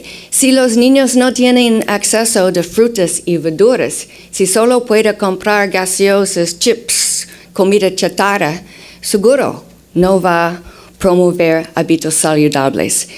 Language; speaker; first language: Spanish; non-native, fluent; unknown